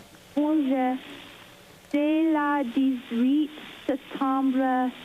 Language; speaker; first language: French; non-native, learner; English